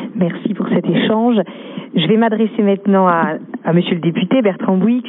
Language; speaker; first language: French; native; French